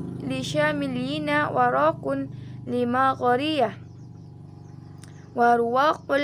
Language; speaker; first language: Arabic; non-native, learner; Indonesian